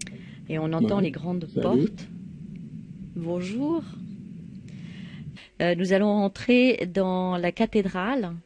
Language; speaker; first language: French; native; French